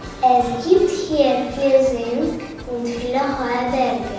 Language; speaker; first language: German; non-native, learner; Polish